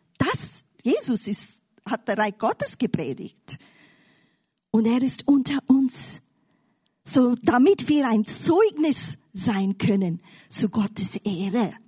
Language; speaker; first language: German; non-native, fluent; English